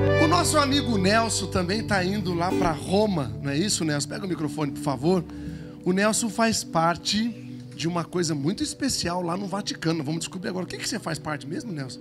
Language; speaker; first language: Portuguese; native; Portuguese